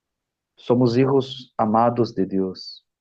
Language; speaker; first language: Spanish; non-native, fluent; Portuguese